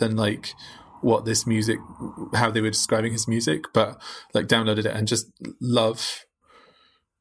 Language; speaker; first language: English; native; English